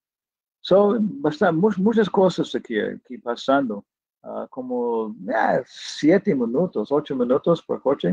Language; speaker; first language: Spanish; non-native, fluent; English